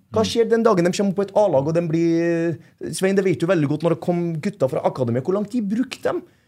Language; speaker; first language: Norwegian; non-native, fluent; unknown